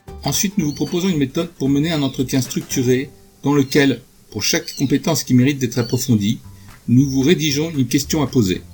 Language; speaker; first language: French; native; French